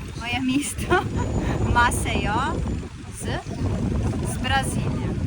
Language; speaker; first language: Ukrainian; non-native, learner; Portuguese